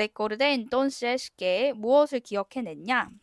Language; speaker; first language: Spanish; non-native, fluent; Korean